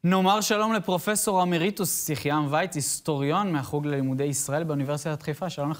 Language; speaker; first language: Hebrew; native; Hebrew